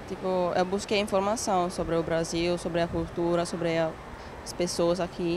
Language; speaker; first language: Portuguese; non-native, learner; Italian